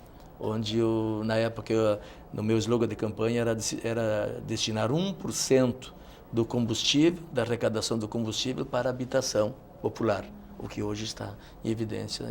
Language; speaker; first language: Portuguese; native; Portuguese